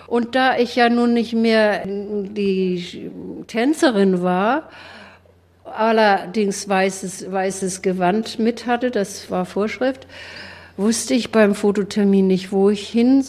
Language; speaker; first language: German; native; German